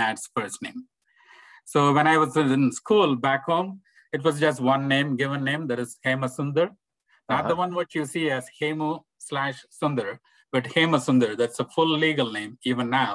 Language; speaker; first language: English; non-native, local second language; Tamil